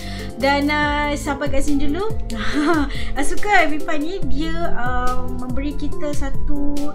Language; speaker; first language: Malay; native; Malay